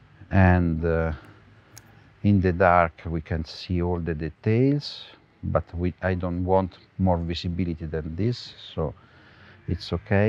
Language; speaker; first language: English; non-native, fluent; Italian